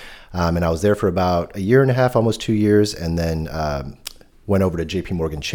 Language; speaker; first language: English; native; English